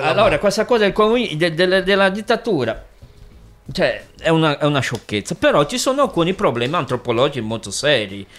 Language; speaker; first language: Italian; non-native, fluent; Portuguese